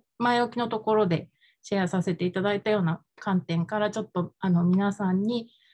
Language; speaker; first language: Japanese; native; Japanese